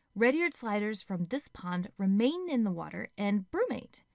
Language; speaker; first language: English; native; English